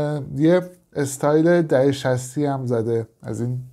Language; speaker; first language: Persian; native; Persian